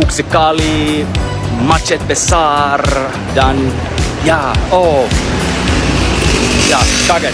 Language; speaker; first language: Indonesian; non-native, learner; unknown